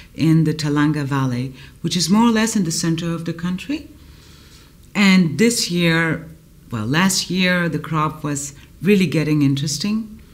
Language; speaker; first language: English; non-native, fluent; Spanish